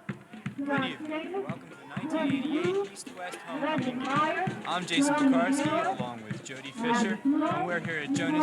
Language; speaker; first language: English; native; English